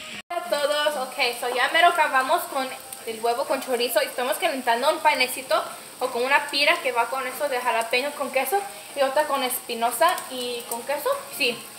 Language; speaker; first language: Spanish; early bilingual, other home language; English